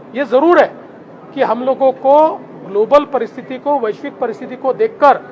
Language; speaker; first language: Hindi; non-native, local second language; Marathi